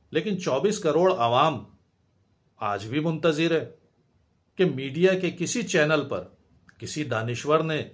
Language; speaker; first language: Urdu; native; Urdu